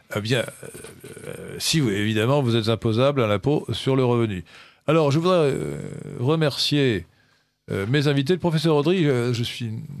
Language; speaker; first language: French; native; French